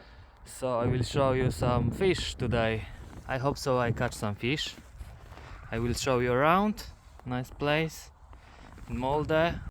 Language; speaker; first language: English; non-native, learner; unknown